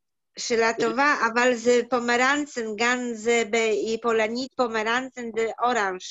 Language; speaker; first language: Hebrew; non-native, learner; Yiddish